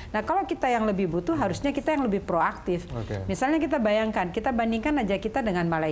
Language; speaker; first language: Indonesian; native; Indonesian